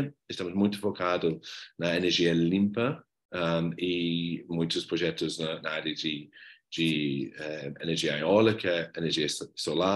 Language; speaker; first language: Portuguese; non-native, fluent; English